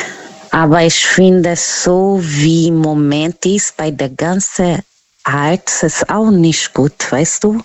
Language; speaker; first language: German; non-native, learner; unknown